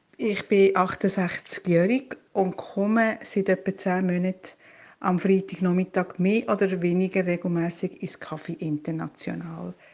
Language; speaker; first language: German; native; German